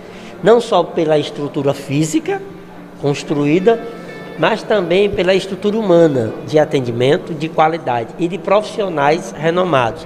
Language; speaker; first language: Portuguese; native; Portuguese